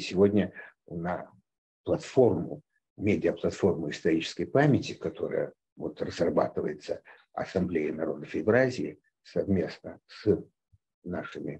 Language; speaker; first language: Russian; native; Russian